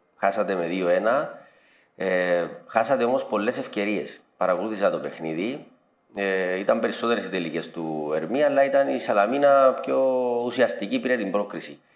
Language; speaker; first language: Greek; native; Greek